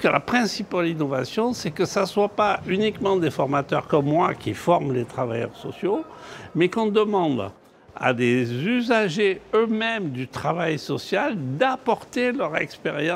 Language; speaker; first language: French; native; French